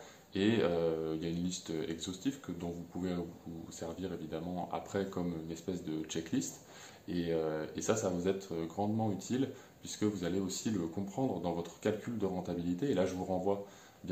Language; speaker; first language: French; native; French